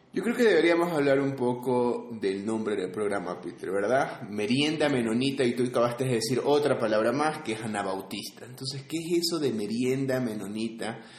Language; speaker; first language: Spanish; native; Spanish